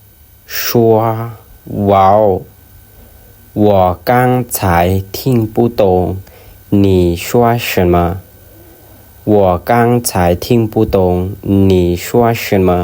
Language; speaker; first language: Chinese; non-native, learner; Lao